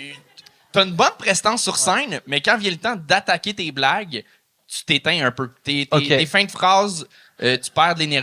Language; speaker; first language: French; native; French